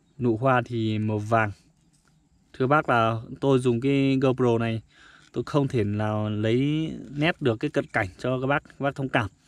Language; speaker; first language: Vietnamese; non-native, local second language; Iu Mien